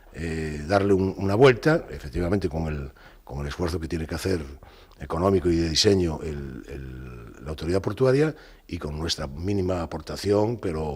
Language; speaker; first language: Spanish; native; Spanish